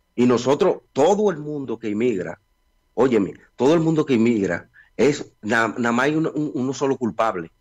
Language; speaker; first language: Spanish; native; Spanish